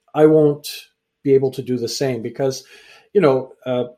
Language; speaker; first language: English; native; English